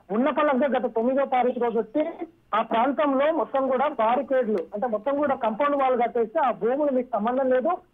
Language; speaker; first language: Telugu; native; Telugu